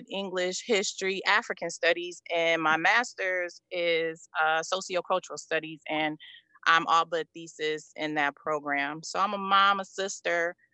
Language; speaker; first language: English; native; English